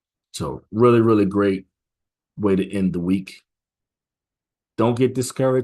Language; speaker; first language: English; native; English